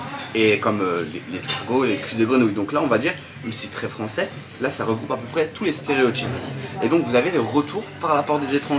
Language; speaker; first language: French; native; French